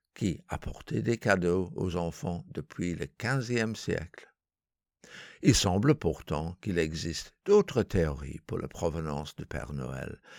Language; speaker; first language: French; non-native, fluent; English